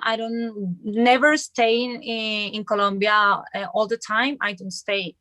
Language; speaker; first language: English; non-native, learner; Spanish